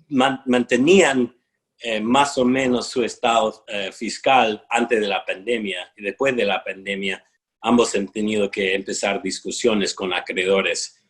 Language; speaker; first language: Spanish; non-native, fluent; English